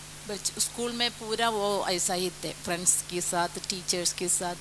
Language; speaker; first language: Hindi; non-native, local second language; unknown